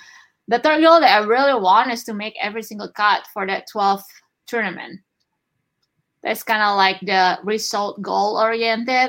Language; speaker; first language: English; non-native, fluent; Indonesian